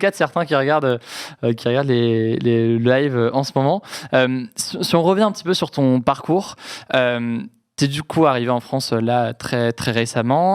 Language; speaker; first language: French; native; French